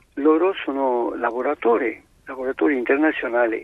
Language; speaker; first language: Italian; non-native, learner; Spanish